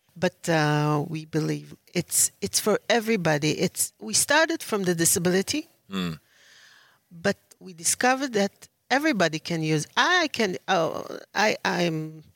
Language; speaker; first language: English; non-native, learner; Hebrew